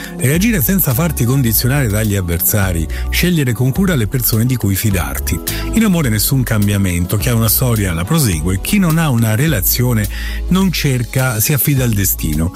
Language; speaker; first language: Italian; native; Italian